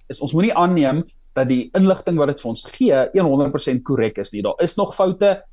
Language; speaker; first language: Afrikaans; native; Afrikaans